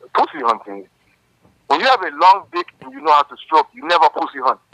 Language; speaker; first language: English; non-native, fluent; French